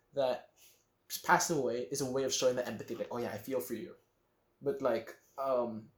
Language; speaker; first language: English; native; English